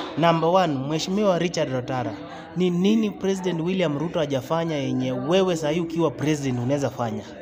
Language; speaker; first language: Swahili; non-native, local second language; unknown